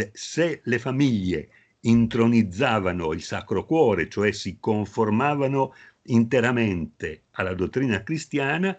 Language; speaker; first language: Italian; native; Italian